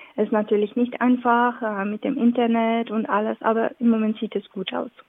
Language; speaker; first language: German; non-native, local second language; French